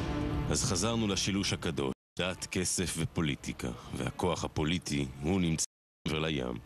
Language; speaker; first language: Hebrew; native; Hebrew